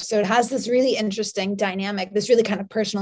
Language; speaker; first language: English; native; English